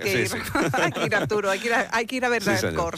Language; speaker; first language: Spanish; native; Spanish